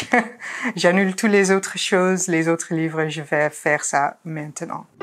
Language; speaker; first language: French; non-native, fluent; Dutch